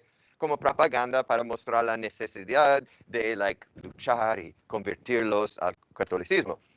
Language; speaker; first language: Spanish; non-native, fluent; English